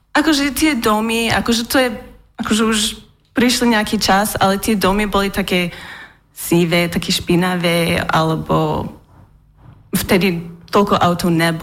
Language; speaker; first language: Slovak; non-native, learner; English